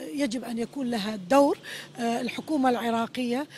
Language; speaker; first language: Arabic; native; Arabic